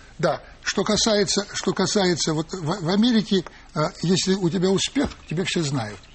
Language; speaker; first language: Russian; native; Russian